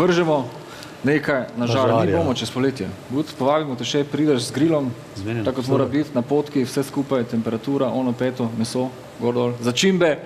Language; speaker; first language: Slovenian; native; Slovenian